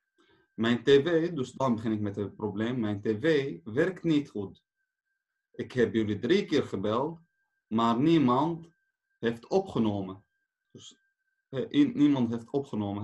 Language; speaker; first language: Dutch; non-native, fluent; Arabic